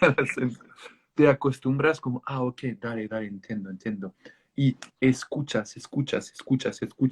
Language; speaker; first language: Spanish; non-native, fluent; French